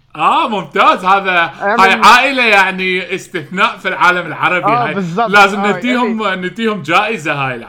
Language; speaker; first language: Arabic; native; Arabic